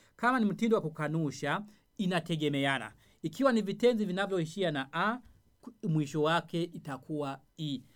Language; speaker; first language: Swahili; non-native, local second language; Rundi